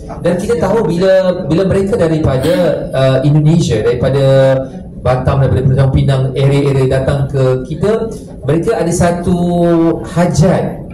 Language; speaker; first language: Malay; native; Malay